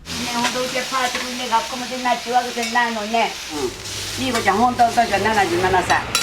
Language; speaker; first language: Japanese; native; Japanese